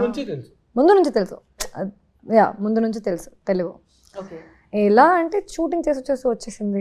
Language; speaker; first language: Telugu; non-native, local second language; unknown